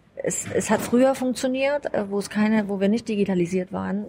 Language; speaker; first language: German; native; German